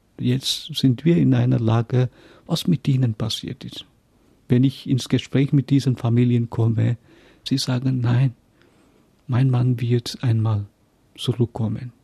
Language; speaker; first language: German; non-native, fluent; Tamil